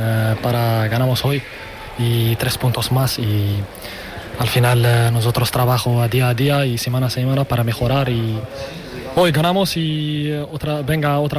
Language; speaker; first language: Spanish; non-native, learner; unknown